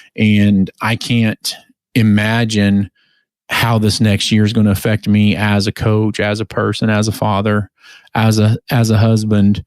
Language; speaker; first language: English; native; English